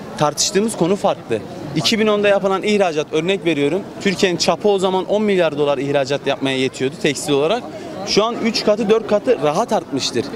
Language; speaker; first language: Turkish; native; Turkish